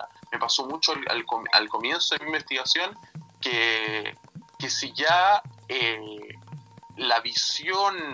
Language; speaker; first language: Spanish; native; Spanish